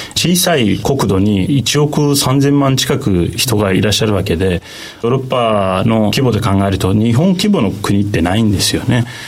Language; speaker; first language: Japanese; non-native, fluent; Turkish